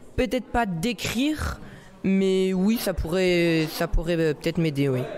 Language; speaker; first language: French; native; French